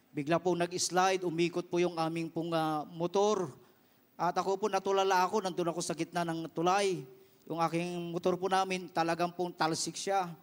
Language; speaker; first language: Filipino; non-native, local second language; Iloko